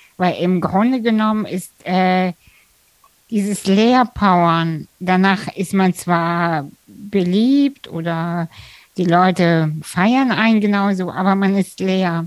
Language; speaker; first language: German; early bilingual, other home language; Russian